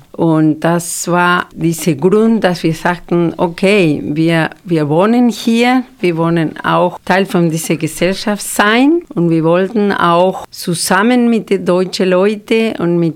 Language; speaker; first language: German; non-native, fluent; Spanish